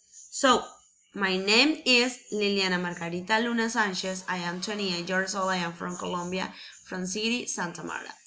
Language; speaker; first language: English; non-native, learner; Spanish